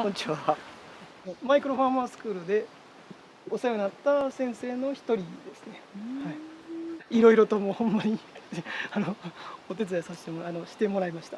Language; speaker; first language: Japanese; native; Japanese